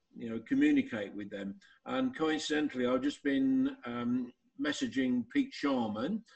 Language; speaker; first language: English; native; English